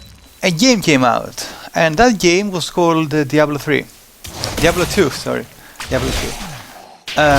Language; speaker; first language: English; non-native, fluent; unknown